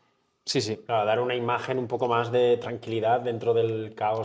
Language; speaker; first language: Spanish; native; Spanish